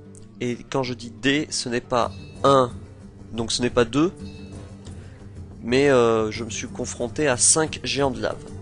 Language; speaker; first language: French; native; French